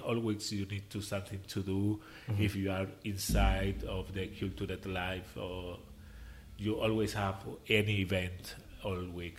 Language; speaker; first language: English; non-native, learner; Spanish